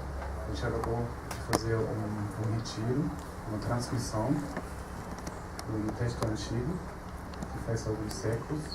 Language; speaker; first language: Portuguese; non-native, fluent; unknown